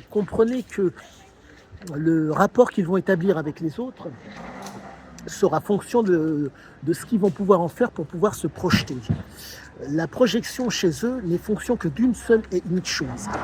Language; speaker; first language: French; native; French